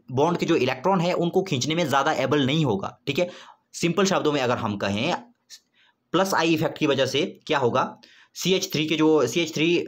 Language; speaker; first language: Hindi; native; Hindi